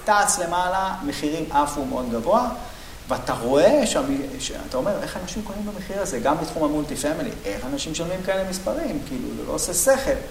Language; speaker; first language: Hebrew; native; Hebrew